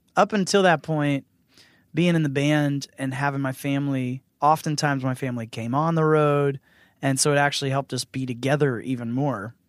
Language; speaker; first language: English; native; English